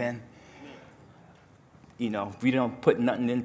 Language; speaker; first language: English; native; English